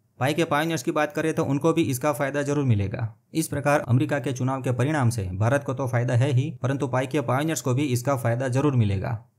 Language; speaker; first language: Hindi; native; Hindi